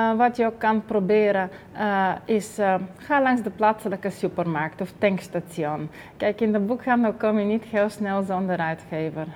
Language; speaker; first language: Dutch; non-native, fluent; Bulgarian